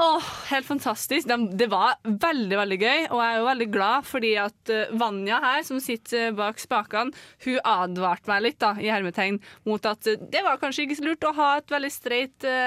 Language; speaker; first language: Norwegian; native; Norwegian